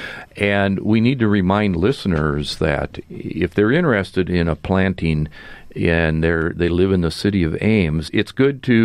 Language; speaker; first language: English; native; English